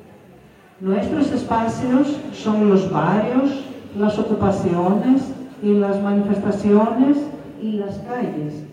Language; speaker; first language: Spanish; non-native, fluent; Greek